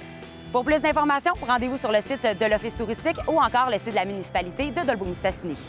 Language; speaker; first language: French; native; French